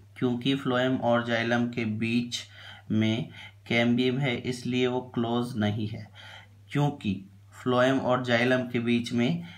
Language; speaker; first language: Hindi; native; Hindi